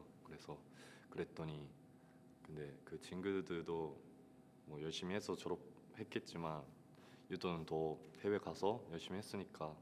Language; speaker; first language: Korean; non-native, fluent; Japanese